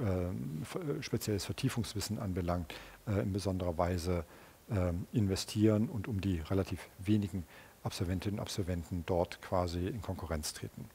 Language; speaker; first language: German; native; German